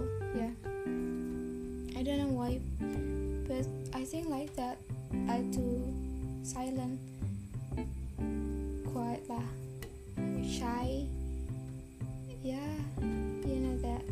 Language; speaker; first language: English; non-native, learner; Indonesian